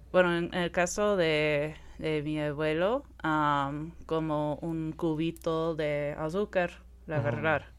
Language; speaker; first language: Spanish; non-native, fluent; English